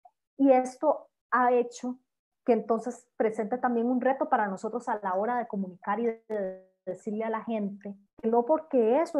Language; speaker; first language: Spanish; native; Spanish